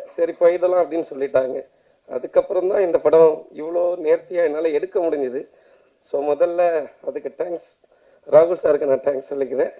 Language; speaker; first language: Tamil; native; Tamil